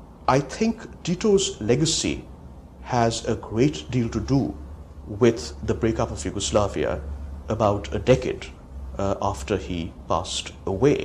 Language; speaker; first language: English; non-native, local second language; Bangla